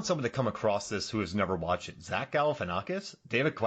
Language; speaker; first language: English; native; English